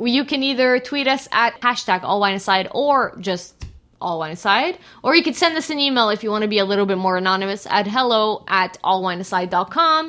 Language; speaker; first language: English; native; English